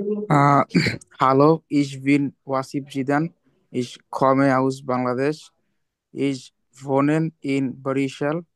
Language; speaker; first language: German; non-native, learner; Bangla